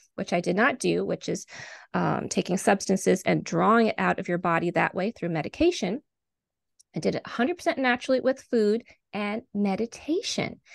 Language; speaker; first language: English; native; English